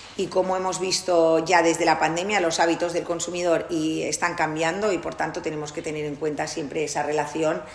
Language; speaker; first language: Spanish; non-native, local second language; Catalan